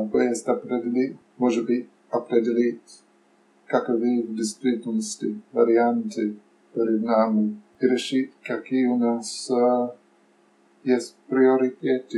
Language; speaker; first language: Russian; non-native, fluent; English